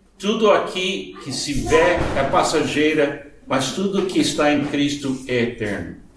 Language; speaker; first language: Portuguese; non-native, fluent; English